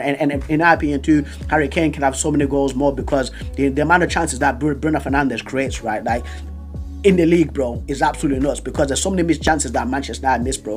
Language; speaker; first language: English; native; English